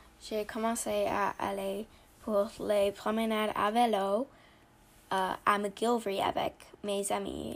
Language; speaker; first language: French; non-native, learner; English